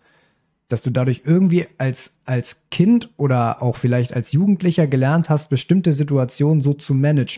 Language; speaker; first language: German; native; German